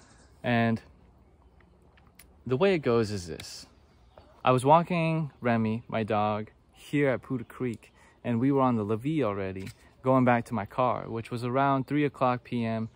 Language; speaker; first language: English; native; English